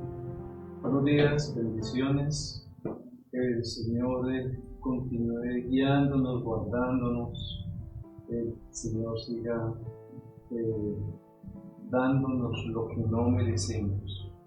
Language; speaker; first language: Spanish; native; Spanish